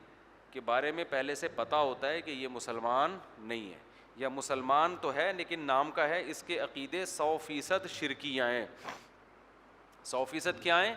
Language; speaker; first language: Urdu; native; Urdu